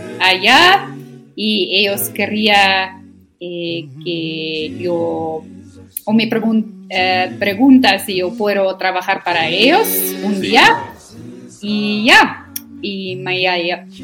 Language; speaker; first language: Spanish; non-native, learner; Afrikaans